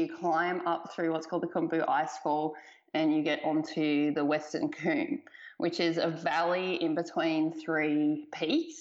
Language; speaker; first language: English; native; English